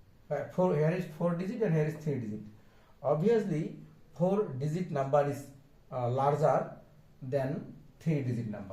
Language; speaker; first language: English; non-native, local second language; Bangla